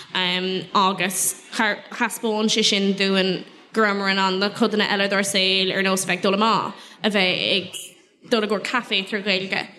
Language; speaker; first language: Irish; non-native, local second language; English